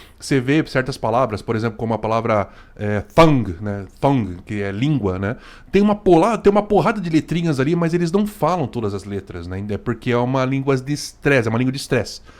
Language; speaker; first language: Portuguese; native; Portuguese